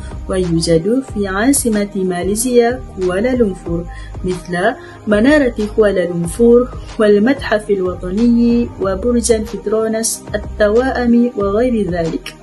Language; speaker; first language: Arabic; non-native, learner; Malay